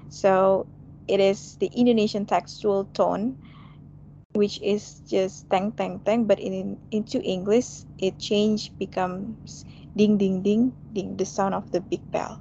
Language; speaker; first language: English; non-native, fluent; Indonesian